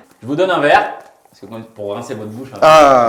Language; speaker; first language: French; native; French